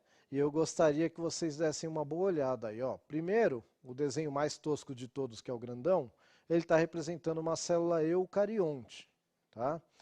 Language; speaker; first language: Portuguese; native; Portuguese